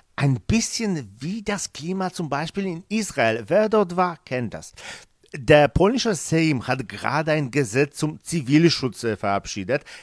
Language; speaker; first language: German; non-native, fluent; Polish